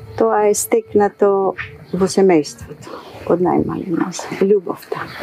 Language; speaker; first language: Macedonian; early bilingual, heritage; Macedonian